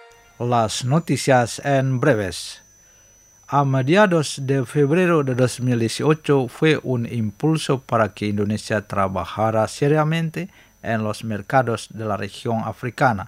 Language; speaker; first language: Spanish; non-native, fluent; Indonesian